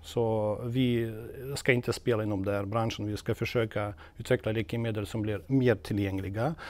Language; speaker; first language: Swedish; non-native, fluent; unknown